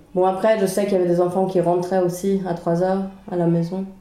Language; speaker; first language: French; early bilingual, other home language; Swedish